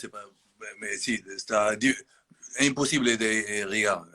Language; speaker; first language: Spanish; non-native, learner; French